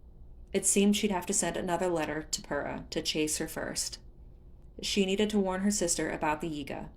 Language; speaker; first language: English; native; English